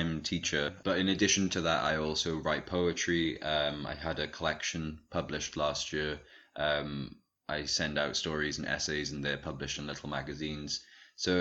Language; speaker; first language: English; native; English